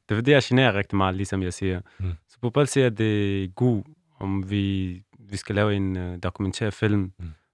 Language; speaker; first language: Danish; non-native, learner; Persian